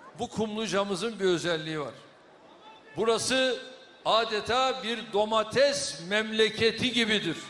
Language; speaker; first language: Turkish; native; Turkish